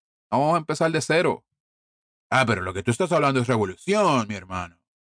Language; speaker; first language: Spanish; early bilingual, heritage; Spanish